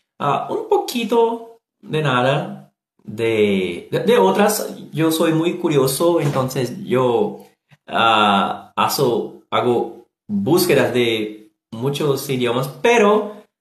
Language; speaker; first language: Spanish; non-native, learner; Portuguese